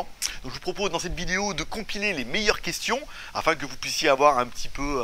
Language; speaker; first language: French; native; French